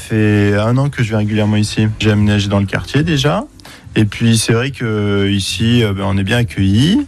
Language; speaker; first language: French; native; French